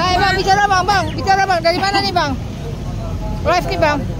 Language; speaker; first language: Malay; native; Malay